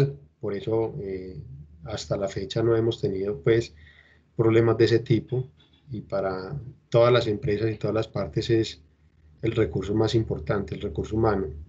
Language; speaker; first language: Spanish; native; Spanish